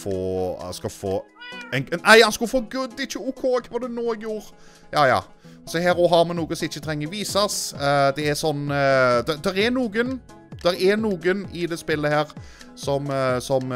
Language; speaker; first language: Norwegian; native; Norwegian